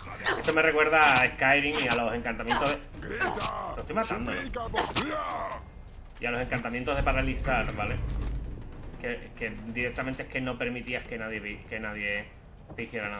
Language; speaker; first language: Spanish; native; Spanish